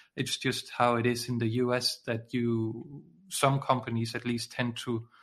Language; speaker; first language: English; non-native, fluent; Danish